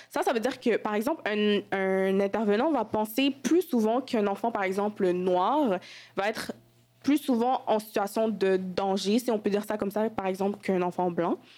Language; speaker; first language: French; early bilingual, other home language; Wolof